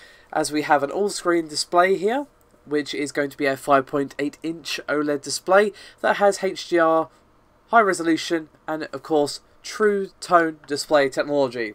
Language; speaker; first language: English; native; English